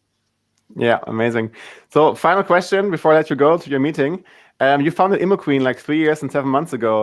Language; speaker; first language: English; non-native, fluent; German